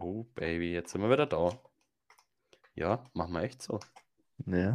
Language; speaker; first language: German; native; German